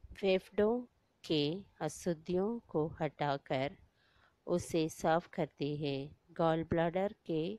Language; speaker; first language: Hindi; non-native, local second language; Tamil